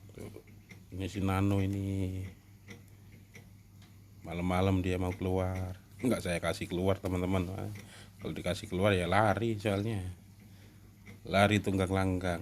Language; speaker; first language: Indonesian; native; Indonesian